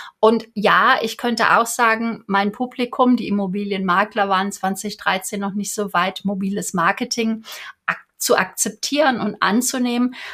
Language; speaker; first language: German; native; German